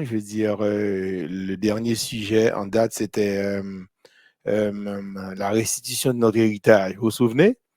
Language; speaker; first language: French; non-native, local second language; Haitian Creole